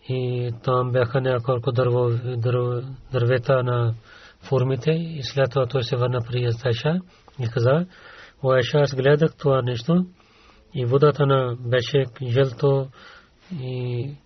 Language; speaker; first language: Bulgarian; non-native, learner; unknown